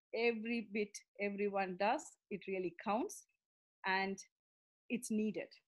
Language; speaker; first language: English; non-native, local second language; Tamil